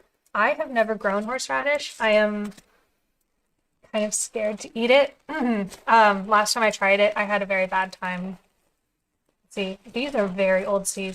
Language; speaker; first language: English; native; English